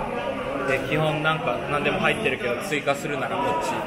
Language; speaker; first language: Japanese; native; Japanese